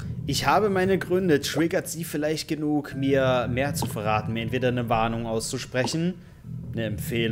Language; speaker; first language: German; native; German